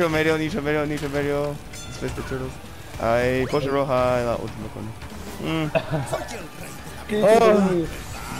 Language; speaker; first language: Spanish; non-native, learner; English